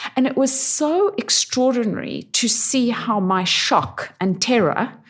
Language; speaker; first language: English; native; English